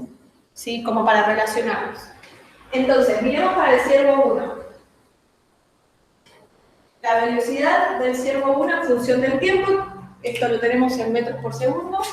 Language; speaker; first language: Spanish; native; Spanish